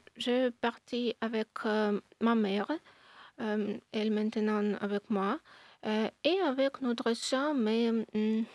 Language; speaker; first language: French; non-native, learner; Ukrainian